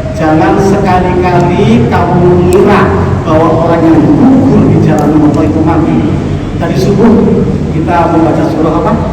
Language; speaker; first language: Indonesian; non-native, local second language; Javanese